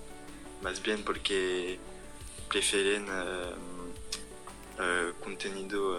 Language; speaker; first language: Spanish; non-native, learner; French